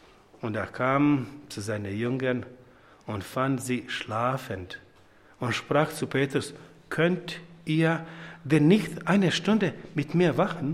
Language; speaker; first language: German; non-native, fluent; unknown